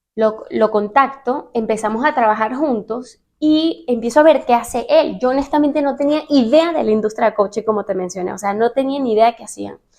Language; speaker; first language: Spanish; native; Spanish